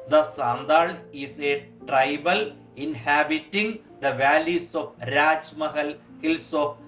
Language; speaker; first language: English; non-native, local second language; Malayalam